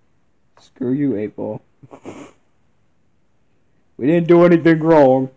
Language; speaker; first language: English; native; English